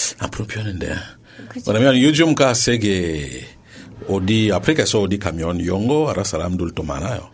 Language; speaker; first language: Korean; non-native, learner; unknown